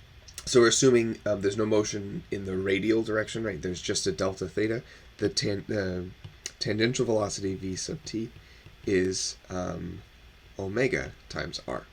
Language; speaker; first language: English; native; English